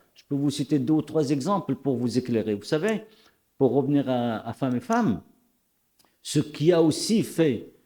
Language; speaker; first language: French; non-native, local second language; Arabic